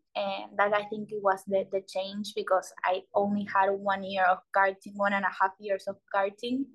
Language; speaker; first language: English; non-native, learner; Spanish